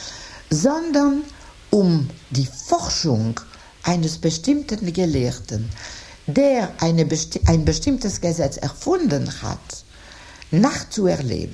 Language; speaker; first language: German; non-native, fluent; French